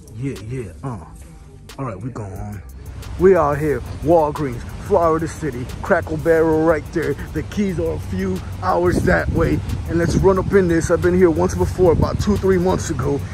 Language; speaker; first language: English; native; English